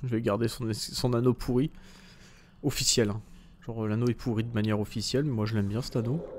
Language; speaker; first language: French; native; French